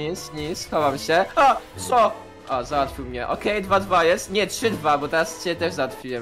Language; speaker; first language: Polish; native; Polish